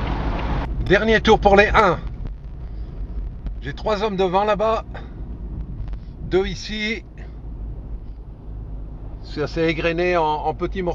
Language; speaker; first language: French; native; French